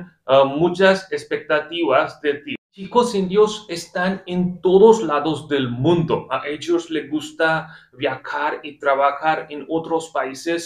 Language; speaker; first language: Spanish; non-native, fluent; Hindi